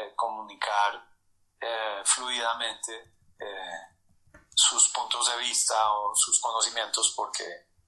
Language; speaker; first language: Spanish; native; Spanish